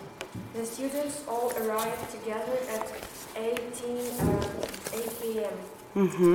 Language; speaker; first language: English; non-native, learner; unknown